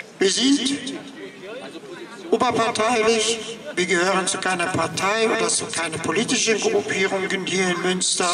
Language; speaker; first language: German; non-native, fluent; Persian